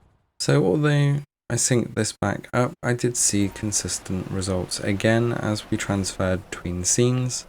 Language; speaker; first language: English; native; English